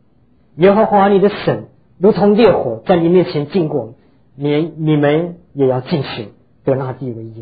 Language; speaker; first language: Chinese; native; Chinese